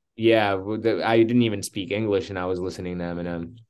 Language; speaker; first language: English; early bilingual, other home language; Spanish